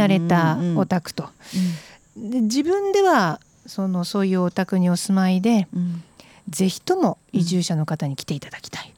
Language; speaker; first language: Japanese; native; Japanese